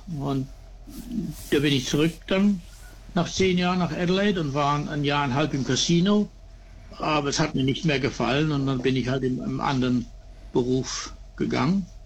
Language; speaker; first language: German; early bilingual, heritage; German